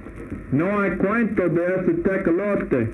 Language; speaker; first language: Spanish; non-native, learner; English